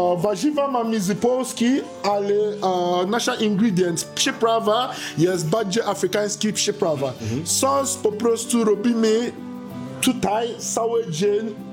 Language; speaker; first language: Polish; non-native, learner; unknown